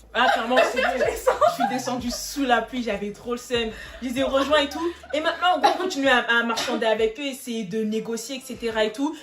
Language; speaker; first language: French; native; French